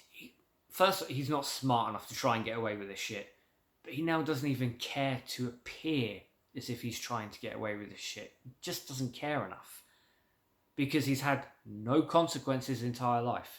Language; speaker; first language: English; native; English